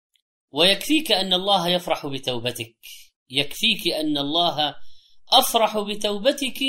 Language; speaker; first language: Arabic; native; Arabic